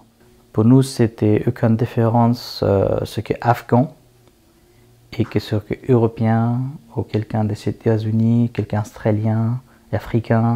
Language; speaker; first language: French; non-native, learner; Persian